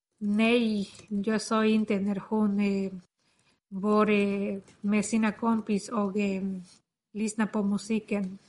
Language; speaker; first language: Swedish; non-native, learner; Spanish